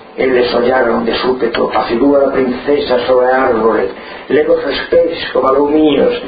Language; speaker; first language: Galician; non-native, local second language; Spanish